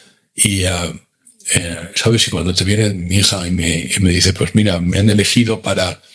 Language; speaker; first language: Spanish; native; Spanish